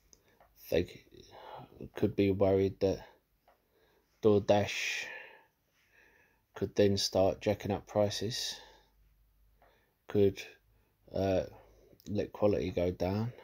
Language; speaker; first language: English; native; English